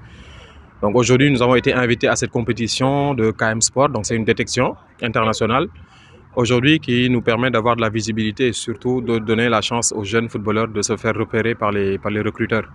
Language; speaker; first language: French; non-native, local second language; Wolof